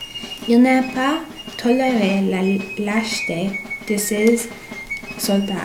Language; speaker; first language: French; non-native, learner; English